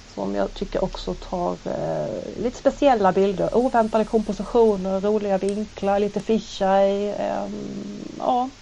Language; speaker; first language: Swedish; native; Swedish